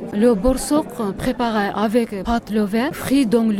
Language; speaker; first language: French; non-native, learner; Kyrgyz